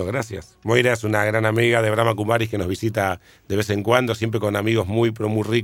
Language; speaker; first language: Spanish; native; Spanish